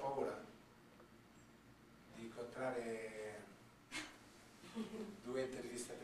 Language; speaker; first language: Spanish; non-native, learner; Italian